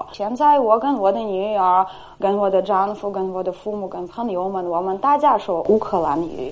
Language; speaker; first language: Chinese; non-native, fluent; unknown